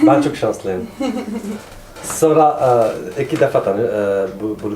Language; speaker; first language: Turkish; non-native, learner; Arabic